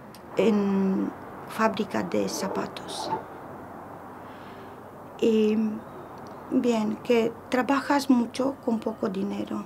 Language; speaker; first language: Spanish; non-native, learner; Romanian